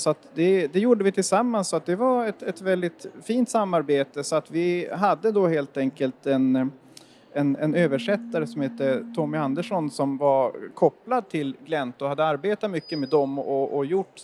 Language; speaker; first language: Swedish; native; Swedish